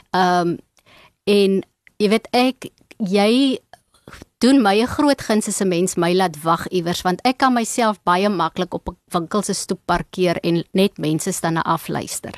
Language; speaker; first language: Afrikaans; native; Afrikaans